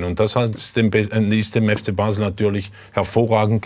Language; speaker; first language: German; native; German